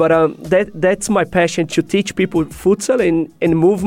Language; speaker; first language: English; non-native, fluent; Portuguese